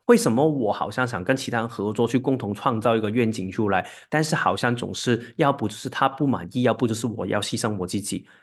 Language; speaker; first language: Chinese; non-native, local second language; Cantonese